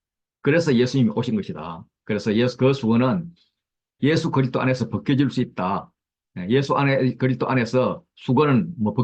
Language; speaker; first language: Korean; native; Korean